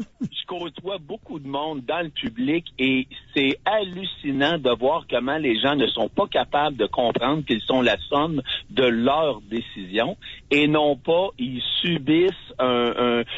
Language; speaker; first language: French; native; French